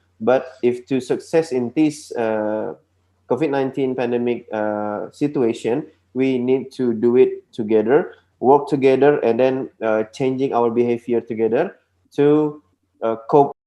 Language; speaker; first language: English; non-native, local second language; Indonesian